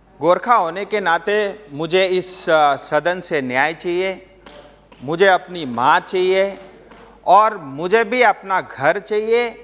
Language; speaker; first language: Hindi; non-native, local second language; Nepali